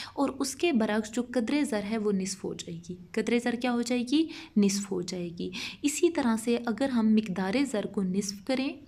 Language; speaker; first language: Urdu; non-native, local second language; Punjabi